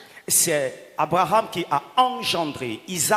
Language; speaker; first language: French; non-native, local second language; Ewe